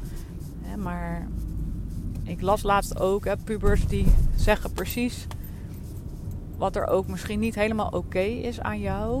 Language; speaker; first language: Dutch; native; Dutch